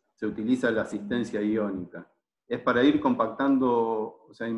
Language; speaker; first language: Spanish; native; Spanish